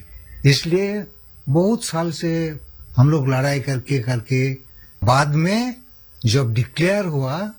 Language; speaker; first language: Hindi; non-native, local second language; Santali